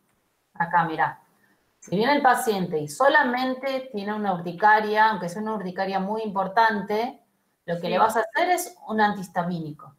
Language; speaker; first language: Spanish; native; Spanish